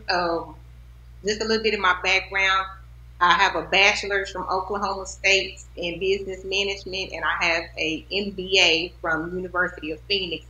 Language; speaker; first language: English; native; English